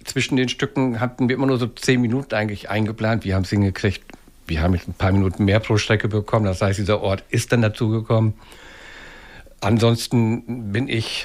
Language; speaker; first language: German; native; German